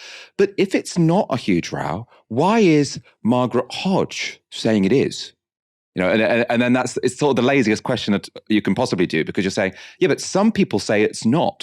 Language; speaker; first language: English; native; English